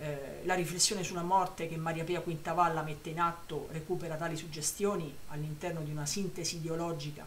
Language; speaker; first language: Italian; native; Italian